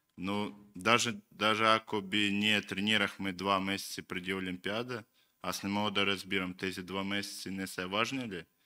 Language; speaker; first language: Bulgarian; non-native, learner; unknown